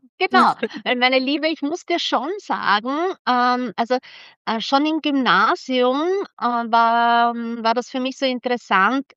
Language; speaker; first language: German; early bilingual, other home language; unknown